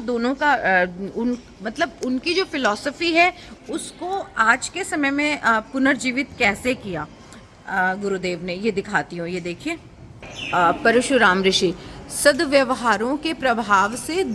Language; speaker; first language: Hindi; native; Hindi